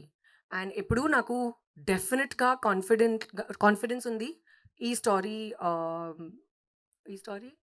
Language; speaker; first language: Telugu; non-native, learner; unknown